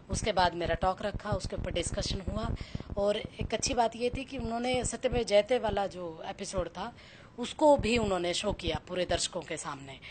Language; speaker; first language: Hindi; native; Hindi